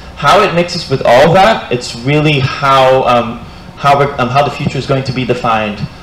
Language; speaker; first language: English; non-native, fluent; Portuguese